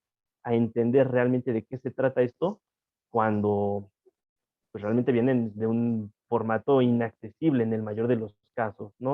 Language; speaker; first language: Spanish; native; Spanish